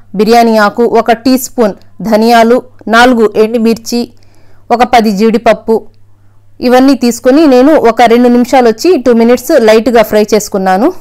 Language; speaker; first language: Telugu; non-native, local second language; Urdu